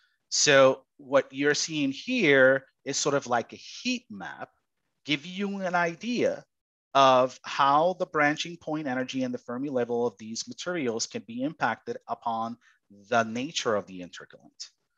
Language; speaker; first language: English; non-native, local second language; Spanish